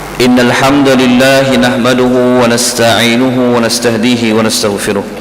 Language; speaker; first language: Malay; native; Malay